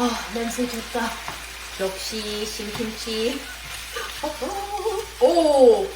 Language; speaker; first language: Korean; non-native, fluent; English